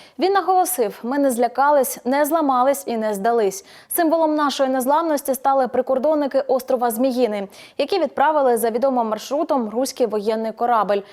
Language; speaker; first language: Ukrainian; native; Ukrainian